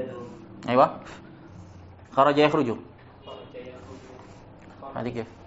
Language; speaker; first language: Arabic; non-native, fluent; Indonesian